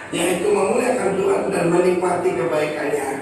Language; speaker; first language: Indonesian; native; Indonesian